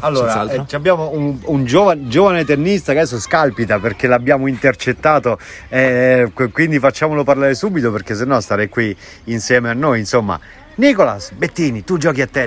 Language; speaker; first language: Italian; native; Italian